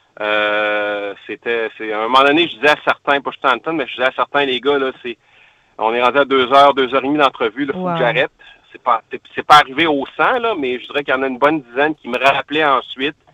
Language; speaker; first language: French; native; French